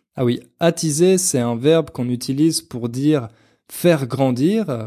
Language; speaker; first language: French; native; French